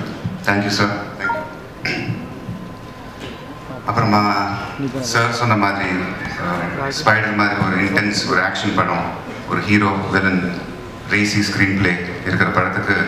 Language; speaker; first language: Tamil; non-native, local second language; Telugu